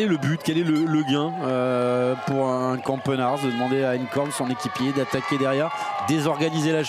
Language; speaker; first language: French; native; French